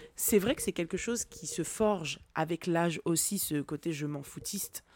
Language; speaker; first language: French; native; French